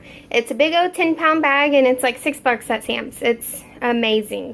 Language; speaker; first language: English; native; English